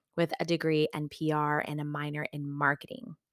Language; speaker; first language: English; native; English